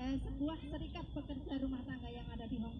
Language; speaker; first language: Indonesian; native; Indonesian